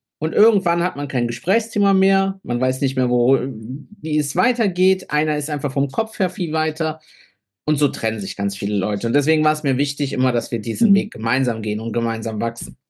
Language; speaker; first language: German; early bilingual, other home language; Italian